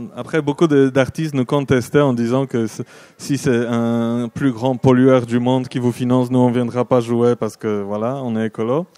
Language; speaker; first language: French; non-native, fluent; Polish